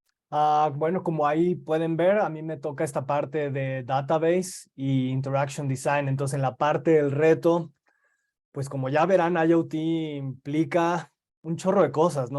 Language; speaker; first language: Spanish; native; Spanish